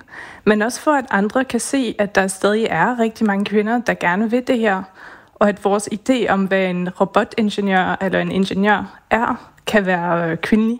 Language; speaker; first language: Danish; non-native, fluent; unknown